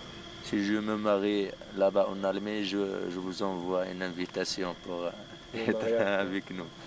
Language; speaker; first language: French; non-native, local second language; Arabic